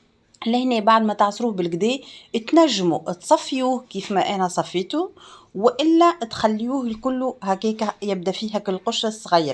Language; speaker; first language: Arabic; native; Arabic